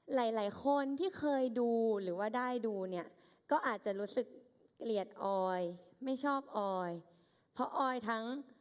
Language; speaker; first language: Thai; native; Thai